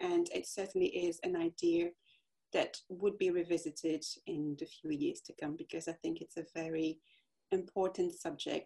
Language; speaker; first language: English; non-native, fluent; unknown